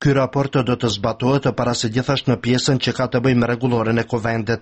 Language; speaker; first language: Albanian; native; Albanian